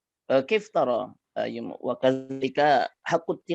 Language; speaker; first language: Arabic; non-native, fluent; Indonesian